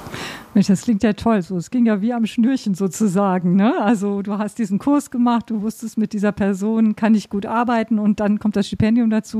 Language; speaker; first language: German; native; German